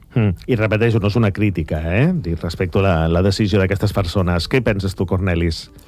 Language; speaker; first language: Catalan; native; Catalan